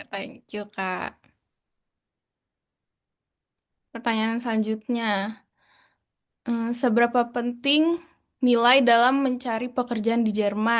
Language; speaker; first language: Indonesian; native; Indonesian